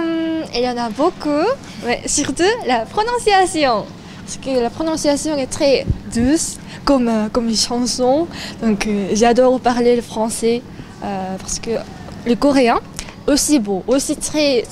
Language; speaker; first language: French; non-native, learner; Korean